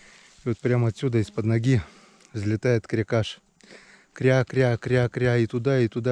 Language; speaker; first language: Russian; native; Russian